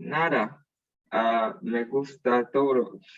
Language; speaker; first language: Spanish; non-native, learner; English